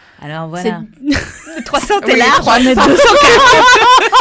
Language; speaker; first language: French; native; French